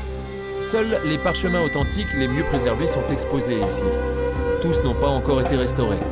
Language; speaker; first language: French; native; French